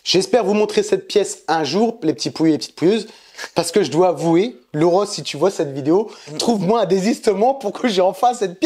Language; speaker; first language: French; native; French